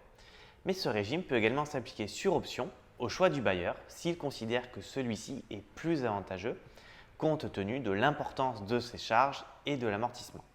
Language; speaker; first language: French; native; French